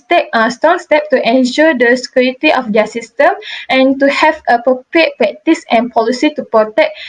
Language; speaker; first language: English; non-native, local second language; Malay